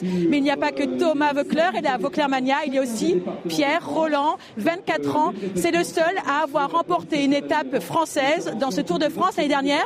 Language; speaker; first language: French; native; French